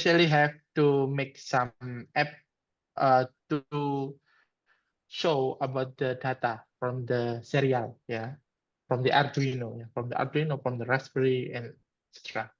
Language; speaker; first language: English; non-native, learner; Indonesian